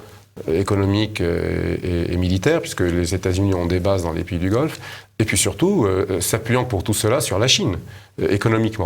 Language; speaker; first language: French; native; French